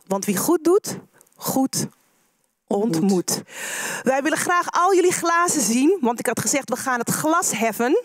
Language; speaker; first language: Dutch; native; Dutch